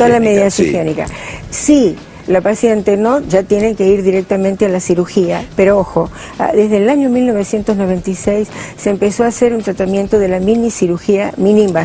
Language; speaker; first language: Spanish; native; Spanish